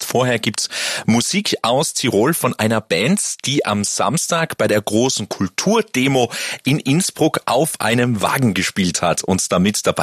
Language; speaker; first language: German; native; German